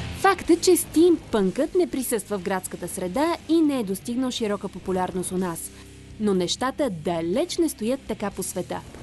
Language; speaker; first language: Bulgarian; native; Bulgarian